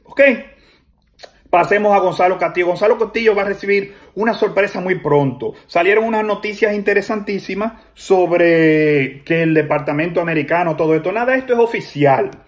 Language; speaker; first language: Spanish; native; Spanish